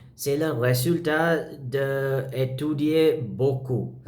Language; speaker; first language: French; non-native, learner; Spanish